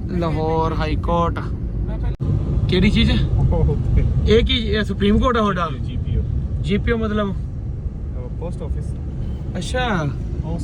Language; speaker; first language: Punjabi; native; Punjabi